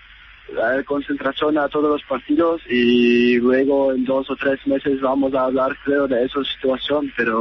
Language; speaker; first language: Spanish; non-native, learner; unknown